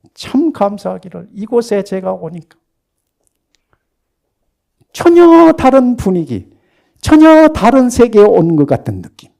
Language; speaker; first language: Korean; native; Korean